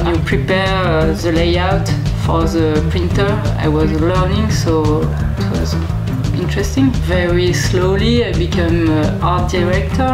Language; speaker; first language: English; non-native, learner; French